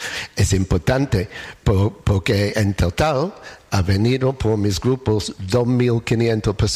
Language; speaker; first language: Spanish; non-native, learner; English